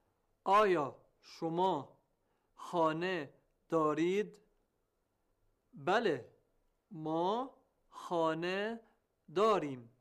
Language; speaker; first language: Persian; non-native, learner; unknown